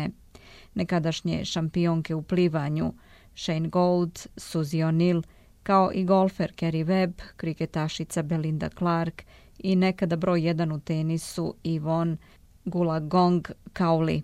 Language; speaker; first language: Serbian; native; Serbian